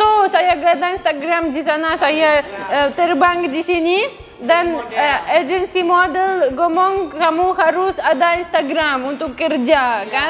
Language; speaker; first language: Indonesian; non-native, learner; Russian